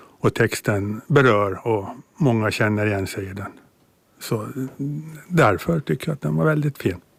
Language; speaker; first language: Swedish; native; Swedish